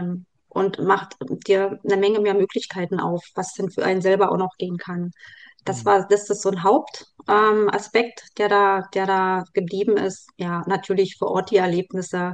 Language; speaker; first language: German; native; German